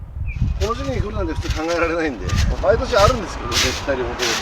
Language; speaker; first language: Japanese; native; Japanese